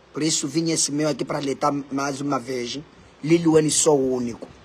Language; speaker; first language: Portuguese; non-native, local second language; Makhuwa